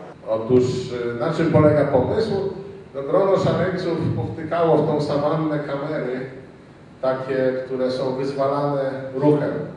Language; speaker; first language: Polish; native; Polish